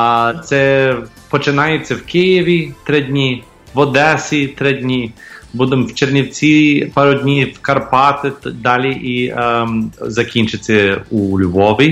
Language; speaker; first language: Ukrainian; early bilingual, heritage; English